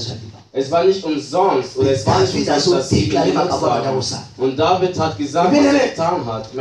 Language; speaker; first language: German; non-native, fluent; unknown